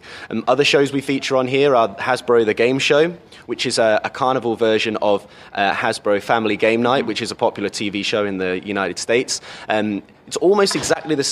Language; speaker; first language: English; native; English